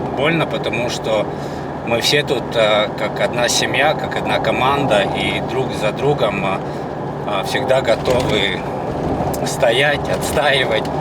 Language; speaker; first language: Russian; non-native, local second language; Latvian